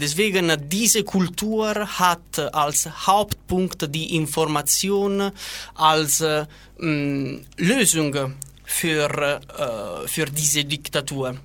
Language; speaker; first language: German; non-native, learner; Italian